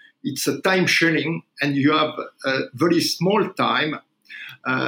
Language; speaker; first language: English; non-native, learner; French